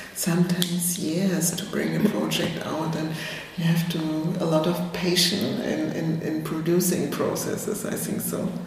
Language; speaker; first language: English; non-native, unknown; German